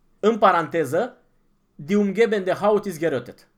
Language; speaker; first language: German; non-native, fluent; Romanian